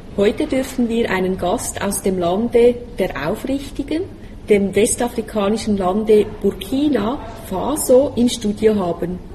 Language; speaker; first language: German; native; German